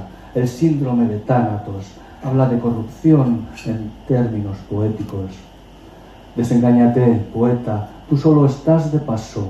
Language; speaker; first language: Spanish; native; Spanish